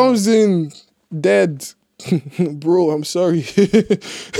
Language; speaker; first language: English; native; English